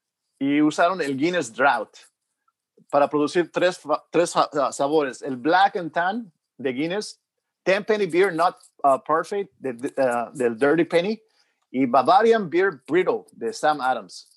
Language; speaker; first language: Spanish; early bilingual, heritage; Spanish